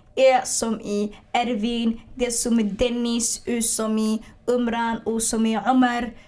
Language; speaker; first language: Swedish; early bilingual, other home language; Arabic